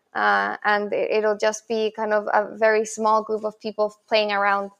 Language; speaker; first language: English; non-native, fluent; Spanish